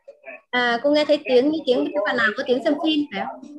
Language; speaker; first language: Vietnamese; native; Vietnamese